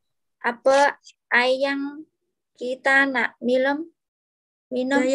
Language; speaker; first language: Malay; non-native, learner; Vietnamese